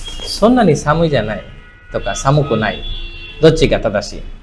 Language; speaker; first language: Japanese; non-native, fluent; Bangla